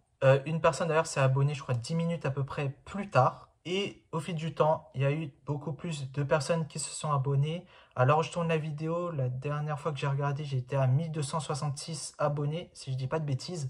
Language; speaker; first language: French; native; French